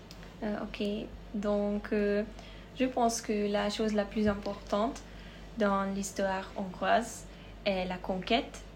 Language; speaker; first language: French; non-native, learner; Hungarian